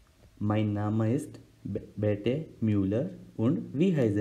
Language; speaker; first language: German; non-native, learner; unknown